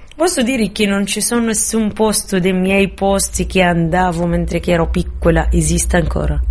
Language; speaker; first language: Italian; non-native, fluent; Arabic